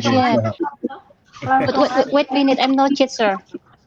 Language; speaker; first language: English; non-native, learner; Indonesian